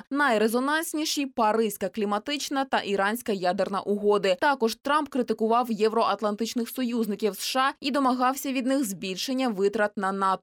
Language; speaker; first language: Ukrainian; native; Ukrainian